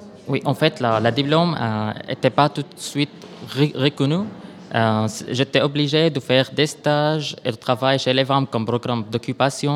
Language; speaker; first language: French; non-native, learner; Arabic